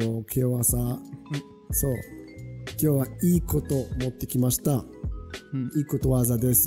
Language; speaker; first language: Japanese; non-native, fluent; Arabic